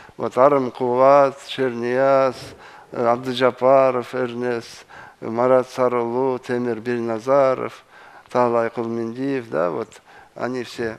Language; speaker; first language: Russian; non-native, local second language; Kyrgyz